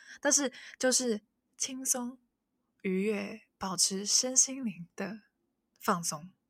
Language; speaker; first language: Chinese; non-native, local second language; Cantonese